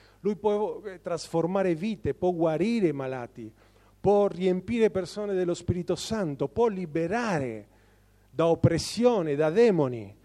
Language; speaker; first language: Italian; non-native, fluent; Spanish